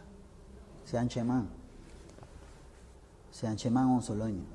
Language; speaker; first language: French; non-native, fluent; Spanish